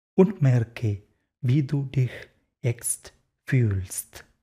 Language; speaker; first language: German; non-native, learner; Malayalam